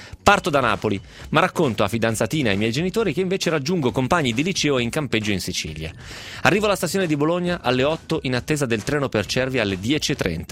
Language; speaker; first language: Italian; native; Italian